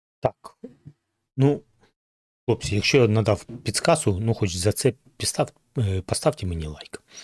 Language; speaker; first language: Ukrainian; non-native, local second language; Russian